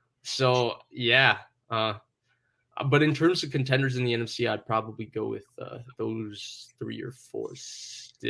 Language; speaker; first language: English; native; English